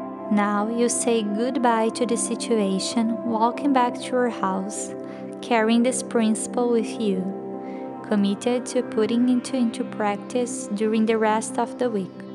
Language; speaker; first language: English; non-native, fluent; Portuguese